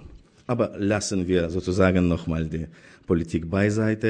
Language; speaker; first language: German; non-native, fluent; Azerbaijani